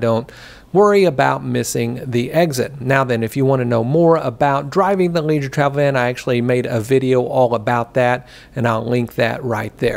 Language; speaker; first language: English; native; English